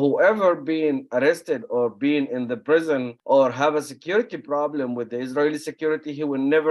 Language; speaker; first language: English; non-native, fluent; Arabic